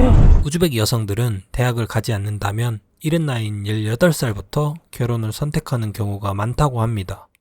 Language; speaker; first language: Korean; native; Korean